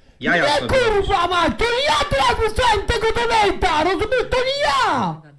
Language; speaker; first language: Polish; native; Polish